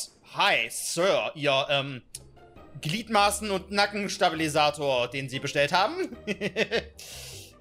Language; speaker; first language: German; native; German